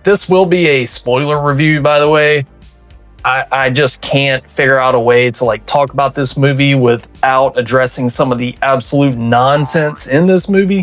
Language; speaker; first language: English; native; English